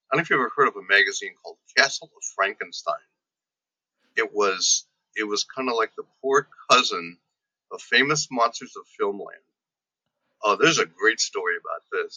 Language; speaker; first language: English; native; English